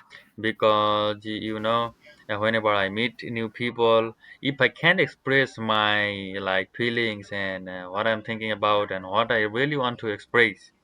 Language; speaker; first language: English; non-native, learner; Bangla